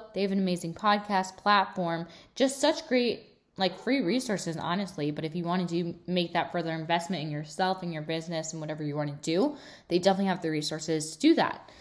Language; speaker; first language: English; native; English